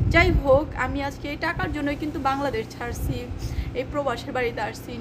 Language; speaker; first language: Bangla; native; Bangla